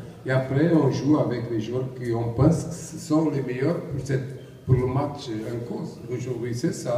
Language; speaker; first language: French; non-native, learner; Portuguese